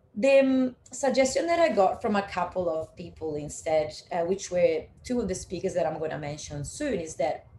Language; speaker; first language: English; non-native, fluent; Italian